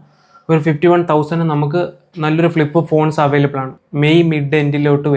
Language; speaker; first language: Malayalam; native; Malayalam